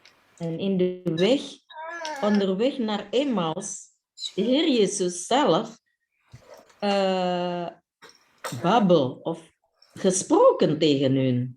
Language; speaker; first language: Dutch; non-native, fluent; Indonesian